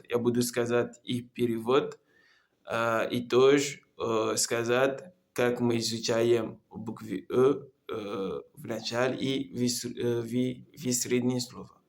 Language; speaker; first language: Russian; non-native, learner; Comorian